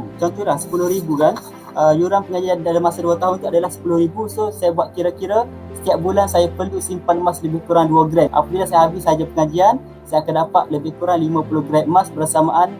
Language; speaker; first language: Malay; native; Malay